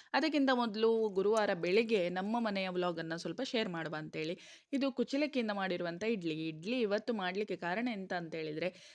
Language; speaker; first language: Kannada; non-native, local second language; Konkani